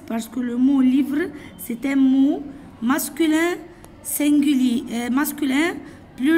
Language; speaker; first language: French; non-native, fluent; Arabic